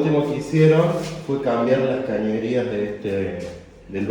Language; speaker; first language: Spanish; native; Spanish